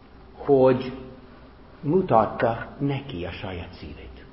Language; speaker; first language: Hungarian; non-native, fluent; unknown